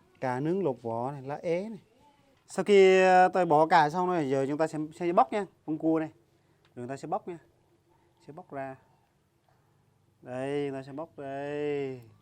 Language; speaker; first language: Vietnamese; non-native, local second language; Jarai